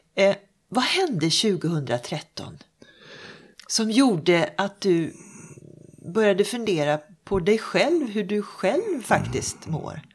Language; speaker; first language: Swedish; native; Swedish